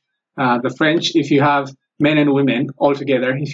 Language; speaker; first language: English; non-native, fluent; Amharic